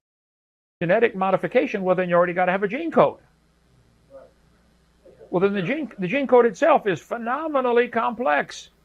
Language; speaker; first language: English; native; English